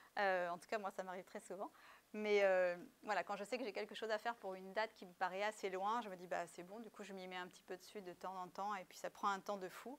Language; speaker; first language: French; native; French